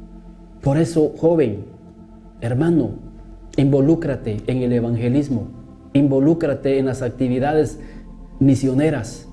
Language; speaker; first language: Spanish; native; Spanish